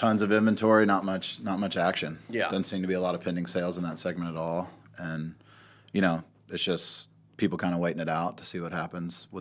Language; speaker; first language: English; native; English